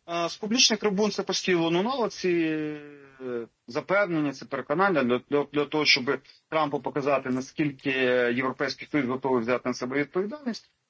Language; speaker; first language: Ukrainian; native; Ukrainian